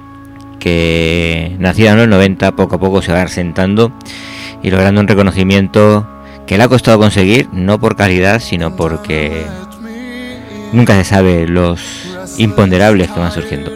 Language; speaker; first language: Spanish; native; Spanish